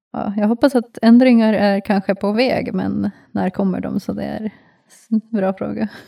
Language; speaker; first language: Swedish; non-native, local second language; Finnish